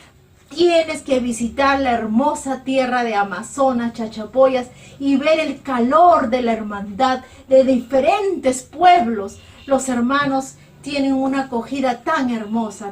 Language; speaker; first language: Spanish; native; Spanish